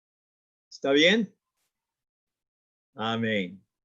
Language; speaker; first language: Spanish; non-native, learner; English